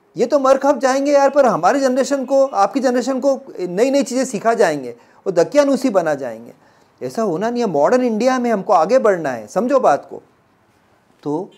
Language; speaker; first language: Hindi; native; Hindi